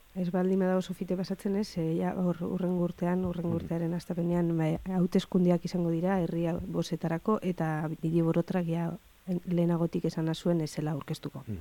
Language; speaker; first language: Basque; native; Basque